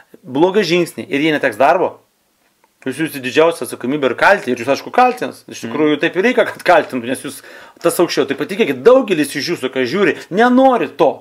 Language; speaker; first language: Lithuanian; non-native, local second language; Russian